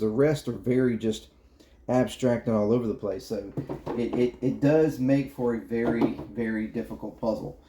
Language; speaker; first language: English; native; English